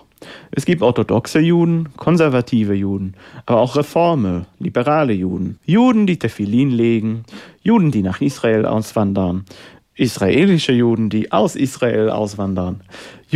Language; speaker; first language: German; non-native, fluent; Hebrew